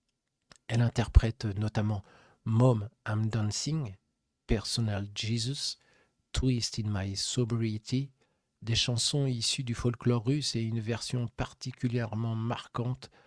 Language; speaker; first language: French; native; French